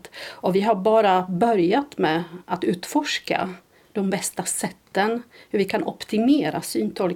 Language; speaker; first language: Swedish; non-native, fluent; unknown